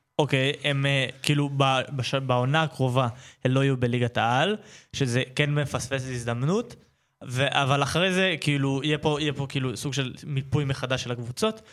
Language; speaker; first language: Hebrew; native; Hebrew